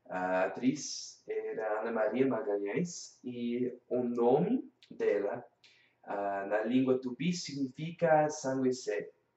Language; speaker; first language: Portuguese; non-native, learner; English